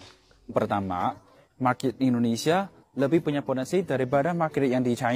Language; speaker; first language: Indonesian; non-native, fluent; Chinese